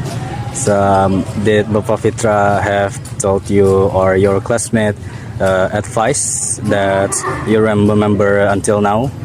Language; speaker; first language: English; non-native, learner; Indonesian